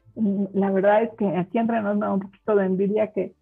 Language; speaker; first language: Spanish; non-native, local second language; German